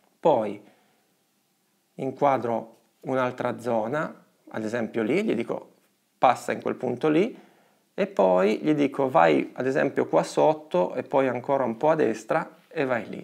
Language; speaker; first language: Italian; native; Italian